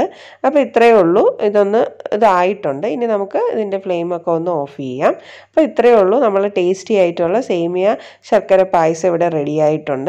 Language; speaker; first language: Malayalam; native; Malayalam